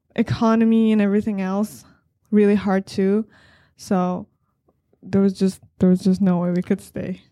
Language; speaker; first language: English; non-native, fluent; Persian